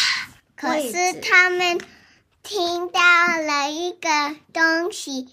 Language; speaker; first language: Chinese; early bilingual, heritage; Chinese